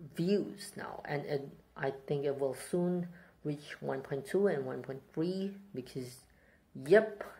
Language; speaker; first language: English; non-native, fluent; Indonesian